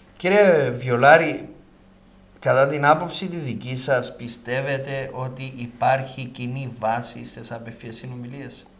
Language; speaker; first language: Greek; native; Greek